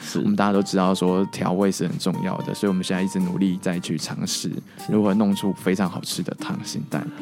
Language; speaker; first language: Chinese; native; Chinese